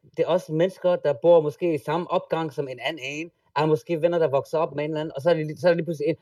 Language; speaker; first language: Danish; early bilingual, other home language; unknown